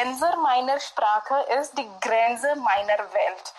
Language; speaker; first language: German; non-native, fluent; Hindi